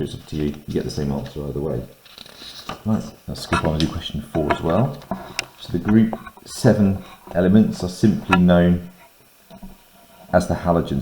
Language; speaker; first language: English; native; English